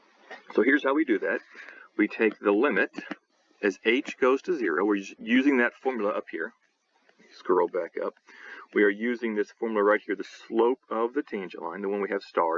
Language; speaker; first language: English; native; English